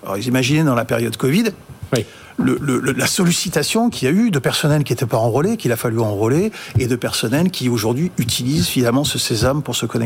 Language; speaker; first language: French; native; French